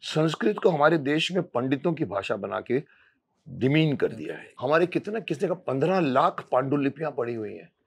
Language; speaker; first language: Hindi; native; Hindi